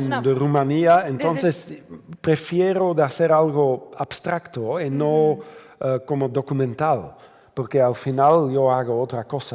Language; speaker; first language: Spanish; non-native, fluent; Dutch